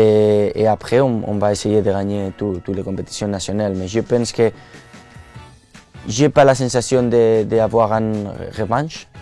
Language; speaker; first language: French; non-native, fluent; Spanish